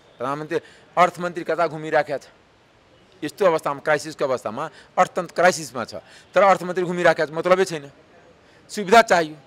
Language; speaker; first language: Nepali; non-native, local second language; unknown